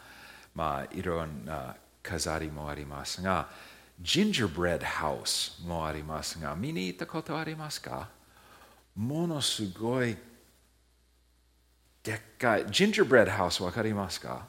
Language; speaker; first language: Japanese; early bilingual, heritage; Japanese